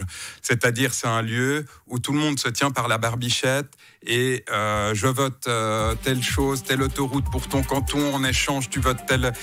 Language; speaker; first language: French; native; French